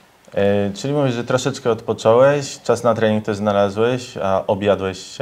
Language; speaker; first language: Polish; native; Polish